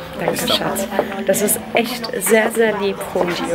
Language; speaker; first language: German; early bilingual, other home language; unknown